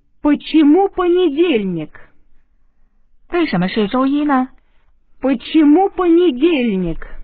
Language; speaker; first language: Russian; non-native, fluent; Chinese